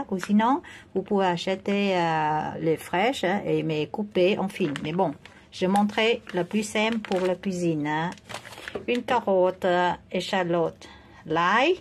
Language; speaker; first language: French; non-native, fluent; Vietnamese